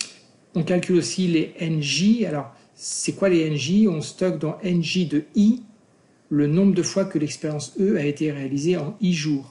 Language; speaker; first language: French; native; French